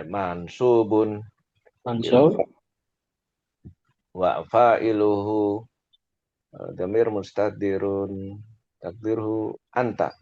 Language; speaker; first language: Arabic; non-native, learner; Indonesian